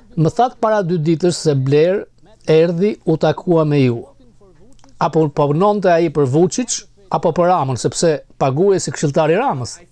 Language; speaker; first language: Albanian; native; Albanian